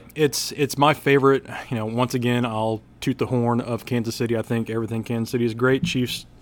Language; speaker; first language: English; native; English